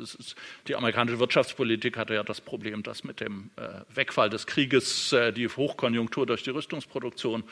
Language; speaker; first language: German; native; German